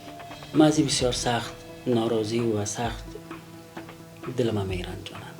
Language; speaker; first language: Persian; native; Persian